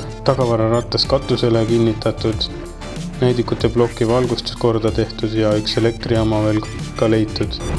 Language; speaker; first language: Estonian; native; Estonian